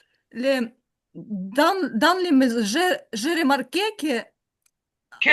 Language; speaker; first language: French; non-native, learner; Ukrainian